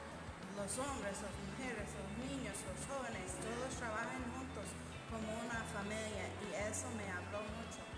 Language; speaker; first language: Spanish; non-native, fluent; English